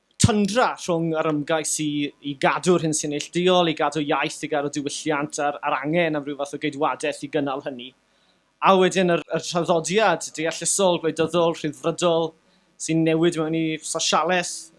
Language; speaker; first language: Welsh; native; Welsh